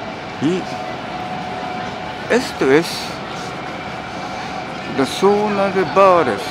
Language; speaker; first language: Spanish; non-native, learner; Japanese